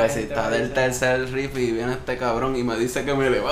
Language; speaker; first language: Spanish; native; Spanish